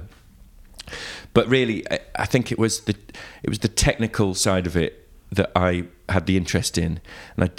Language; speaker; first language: English; native; English